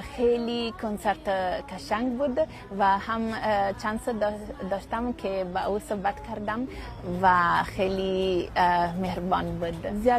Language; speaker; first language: Persian; non-native, learner; Italian